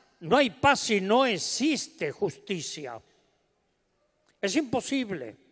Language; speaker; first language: Spanish; native; Spanish